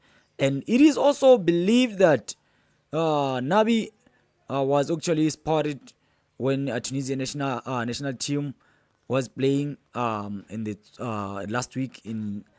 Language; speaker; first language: English; non-native, local second language; Zulu